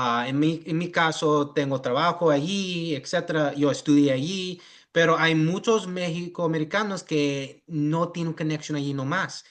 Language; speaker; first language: Spanish; early bilingual, heritage; English